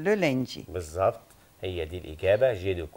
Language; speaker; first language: French; non-native, fluent; Arabic